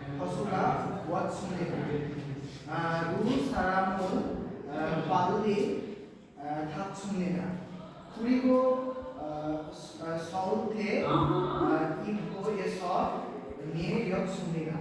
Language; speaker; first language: Korean; non-native, learner; Bangla